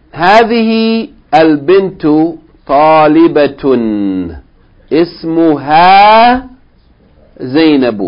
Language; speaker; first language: Arabic; non-native, fluent; English